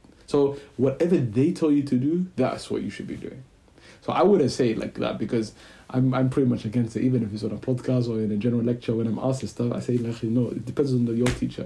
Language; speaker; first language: English; native; English